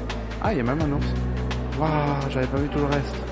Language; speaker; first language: French; native; French